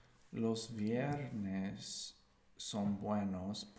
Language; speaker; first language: Spanish; non-native, learner; English